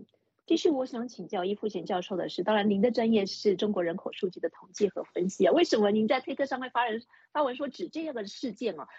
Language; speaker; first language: Chinese; native; Chinese